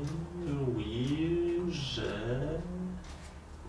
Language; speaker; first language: French; non-native, learner; Polish